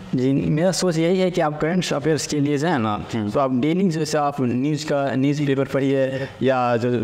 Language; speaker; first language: Hindi; native; Hindi